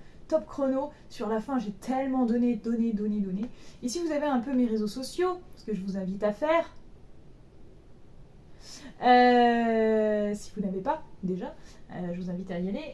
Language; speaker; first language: French; native; French